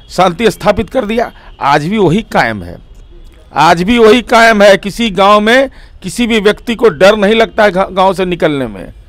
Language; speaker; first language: Hindi; native; Hindi